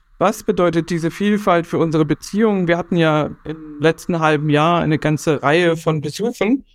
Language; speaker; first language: German; native; German